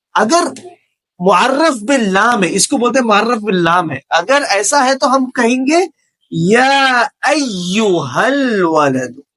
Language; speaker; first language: Urdu; native; Urdu